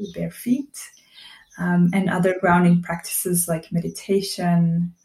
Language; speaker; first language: English; non-native, fluent; Dutch